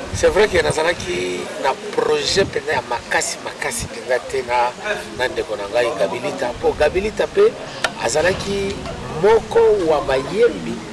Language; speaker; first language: Lingala; native; Lingala